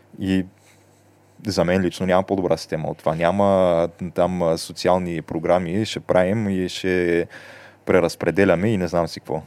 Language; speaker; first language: Bulgarian; native; Bulgarian